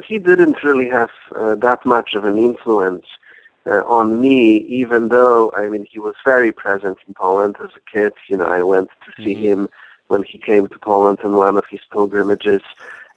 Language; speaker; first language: English; non-native, fluent; Polish